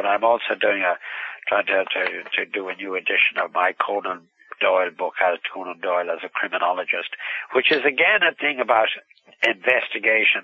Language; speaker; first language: English; native; English